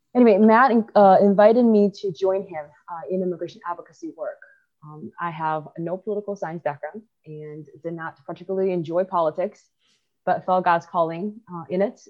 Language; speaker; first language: English; early bilingual, other home language; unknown